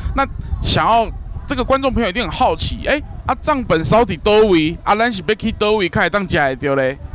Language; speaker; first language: Chinese; native; Chinese